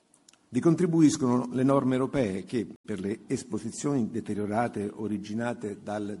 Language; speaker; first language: Italian; native; Italian